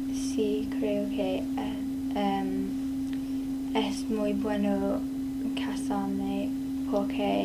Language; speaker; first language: Spanish; non-native, learner; English